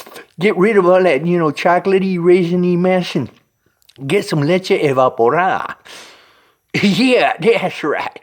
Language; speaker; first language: English; native; English